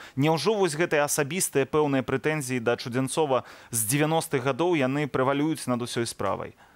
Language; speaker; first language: Belarusian; native; Belarusian